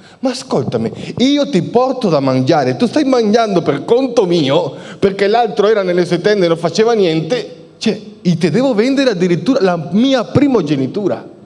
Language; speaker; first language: Italian; non-native, fluent; Spanish